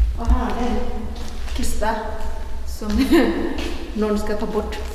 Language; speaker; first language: Swedish; non-native, learner; Thai